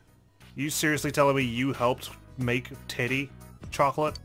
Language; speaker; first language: English; native; English